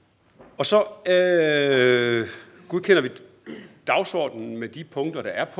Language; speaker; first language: Danish; native; Danish